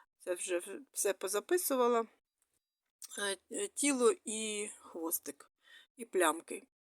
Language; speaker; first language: Ukrainian; non-native, local second language; Russian